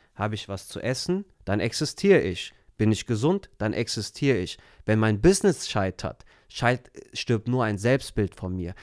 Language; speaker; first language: German; early bilingual, other home language; Turkish